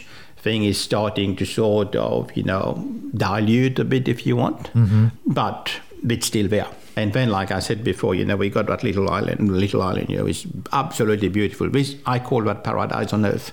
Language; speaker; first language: English; non-native, fluent; French